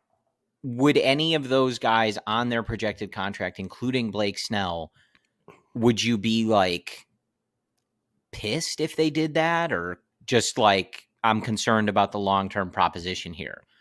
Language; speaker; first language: English; native; English